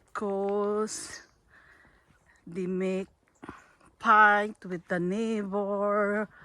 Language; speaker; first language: English; non-native, learner; Filipino